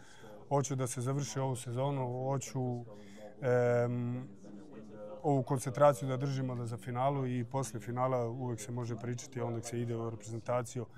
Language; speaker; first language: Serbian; early bilingual, heritage; German